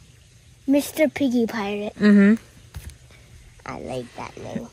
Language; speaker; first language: English; native; English